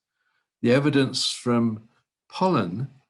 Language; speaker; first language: English; native; English